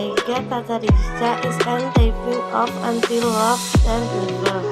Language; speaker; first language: English; non-native, learner; Indonesian